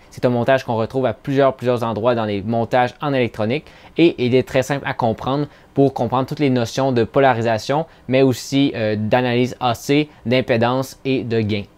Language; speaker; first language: French; native; French